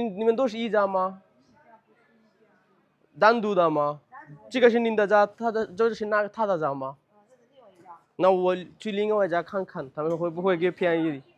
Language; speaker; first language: Chinese; non-native, learner; Bangla